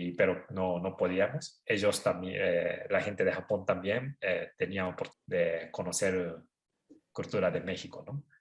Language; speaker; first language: Spanish; non-native, fluent; Japanese